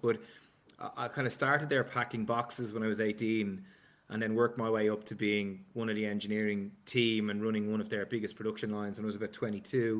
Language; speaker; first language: English; native; English